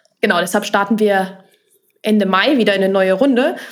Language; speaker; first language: German; native; German